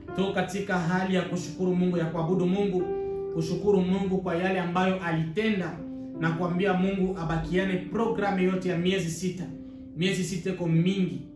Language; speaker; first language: Swahili; native; Swahili